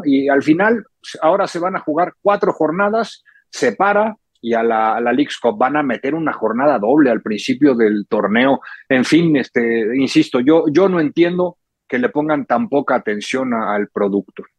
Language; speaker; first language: Spanish; native; Spanish